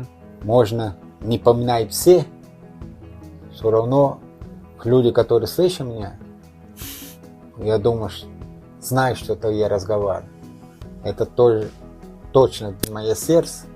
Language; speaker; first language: Russian; non-native, learner; Portuguese